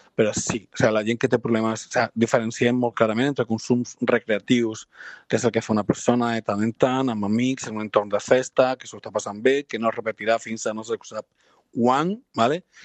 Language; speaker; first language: Catalan; non-native, local second language; Spanish